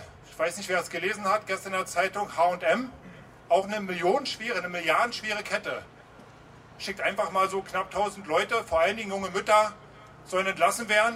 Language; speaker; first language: German; native; German